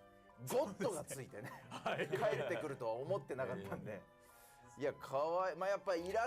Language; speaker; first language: Japanese; native; Japanese